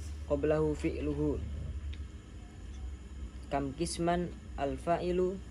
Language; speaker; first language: Arabic; non-native, learner; Indonesian